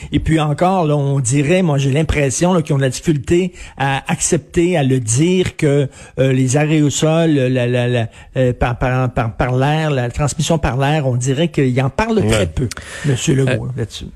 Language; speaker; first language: French; native; French